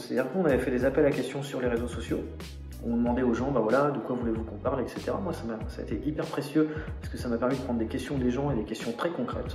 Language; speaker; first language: French; native; French